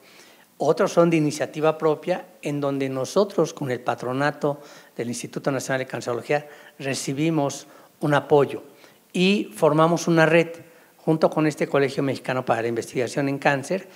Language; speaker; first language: Spanish; native; Spanish